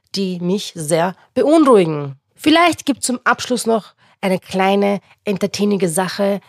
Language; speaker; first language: German; non-native, local second language; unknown